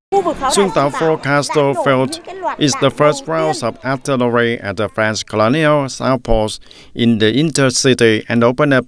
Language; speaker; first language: English; non-native, fluent; Vietnamese